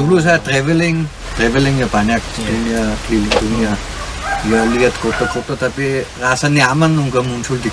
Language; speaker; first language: Indonesian; non-native, fluent; German